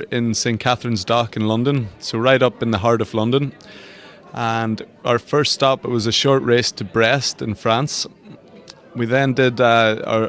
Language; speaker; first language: English; native; English